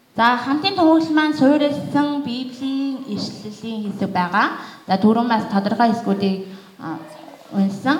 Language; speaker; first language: Mongolian; native; Mongolian